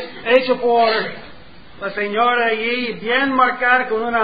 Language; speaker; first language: Spanish; non-native, learner; English